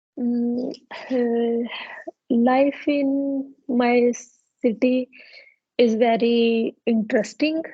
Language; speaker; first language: English; non-native, learner; Punjabi